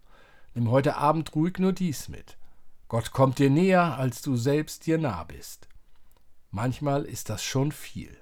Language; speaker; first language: German; native; German